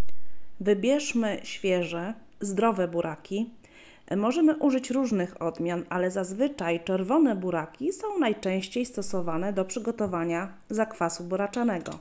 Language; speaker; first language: Polish; native; Polish